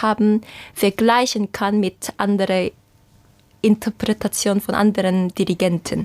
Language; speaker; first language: German; non-native, fluent; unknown